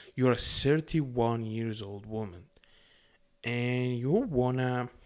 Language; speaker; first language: English; non-native, fluent; Arabic